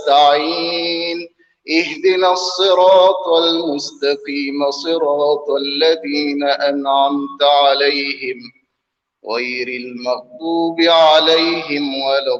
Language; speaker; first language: Arabic; native; Arabic